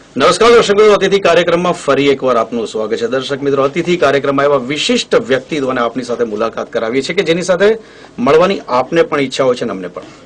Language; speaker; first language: Gujarati; native; Gujarati